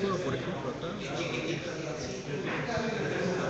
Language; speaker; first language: Spanish; native; Spanish